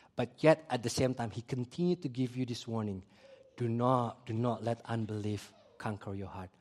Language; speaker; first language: English; early bilingual, other home language; Indonesian